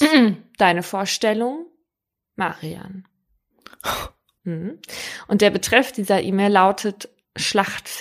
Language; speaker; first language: German; native; German